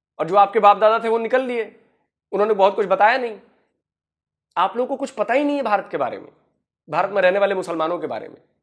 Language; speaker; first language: Hindi; native; Hindi